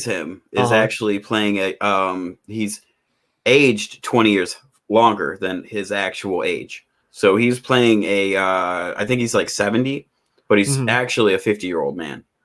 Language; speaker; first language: English; native; English